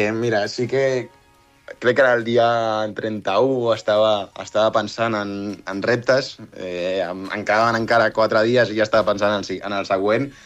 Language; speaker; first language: Catalan; non-native, local second language; Spanish